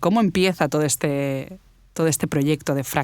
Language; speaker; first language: Spanish; native; Spanish